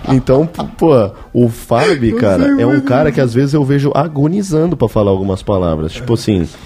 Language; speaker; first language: Portuguese; native; Portuguese